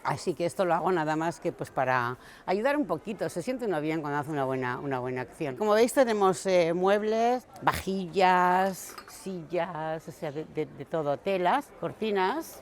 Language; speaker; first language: Spanish; native; Spanish